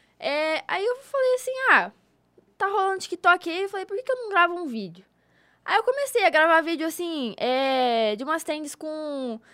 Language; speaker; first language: Portuguese; native; Portuguese